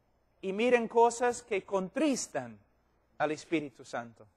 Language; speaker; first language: Spanish; non-native, fluent; English